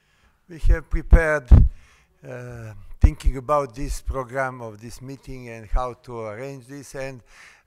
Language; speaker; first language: English; non-native, fluent; Serbian